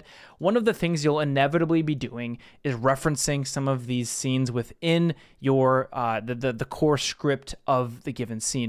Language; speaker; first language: English; native; English